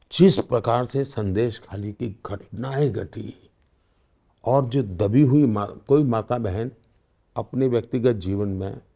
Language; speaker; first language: Hindi; non-native, local second language; Gujarati